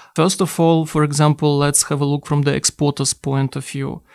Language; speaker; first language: English; non-native, fluent; Ukrainian